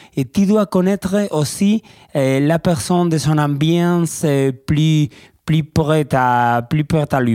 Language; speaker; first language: French; non-native, learner; Spanish